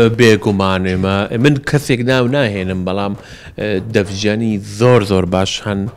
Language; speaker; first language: Central Kurdish; early bilingual, heritage; Central Kurdish